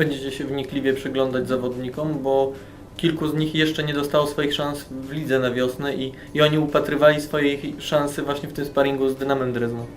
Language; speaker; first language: Polish; native; Polish